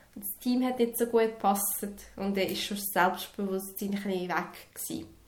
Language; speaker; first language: German; early bilingual, other home language; Serbian